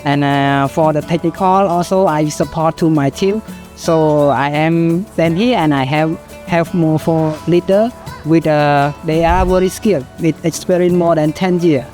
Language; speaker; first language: English; non-native, learner; Khmer